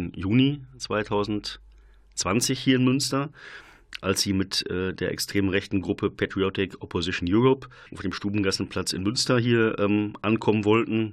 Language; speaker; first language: German; native; German